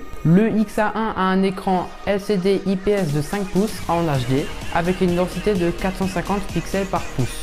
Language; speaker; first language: French; native; French